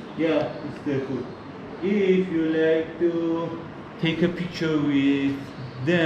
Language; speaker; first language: English; non-native, learner; Persian